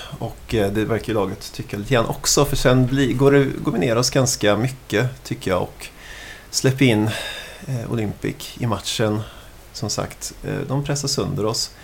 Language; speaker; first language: Swedish; native; Swedish